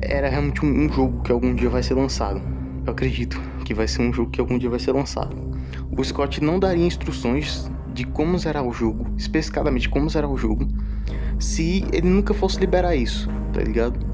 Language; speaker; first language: Portuguese; native; Portuguese